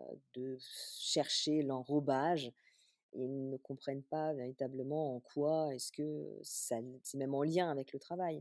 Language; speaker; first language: French; native; French